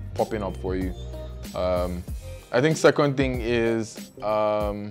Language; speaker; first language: English; non-native, local second language; Yoruba